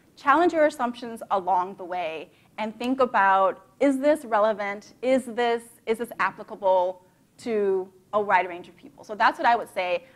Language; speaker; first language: English; native; English